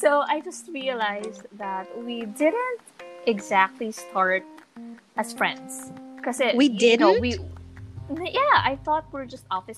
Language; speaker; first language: English; non-native, local second language; Filipino